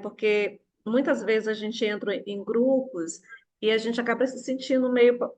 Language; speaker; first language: Portuguese; native; Portuguese